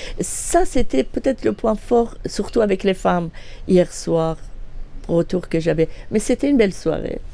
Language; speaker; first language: French; non-native, fluent; Persian